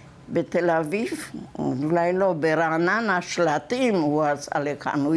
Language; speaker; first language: Hebrew; non-native, fluent; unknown